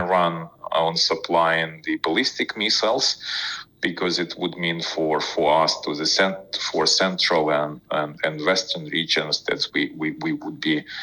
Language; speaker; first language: English; non-native, fluent; Ukrainian